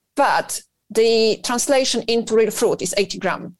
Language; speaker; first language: English; non-native, fluent; Polish